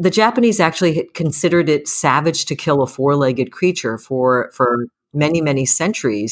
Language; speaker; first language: English; early bilingual, other home language; Japanese